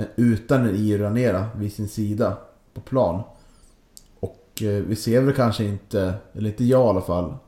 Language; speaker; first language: Swedish; native; Swedish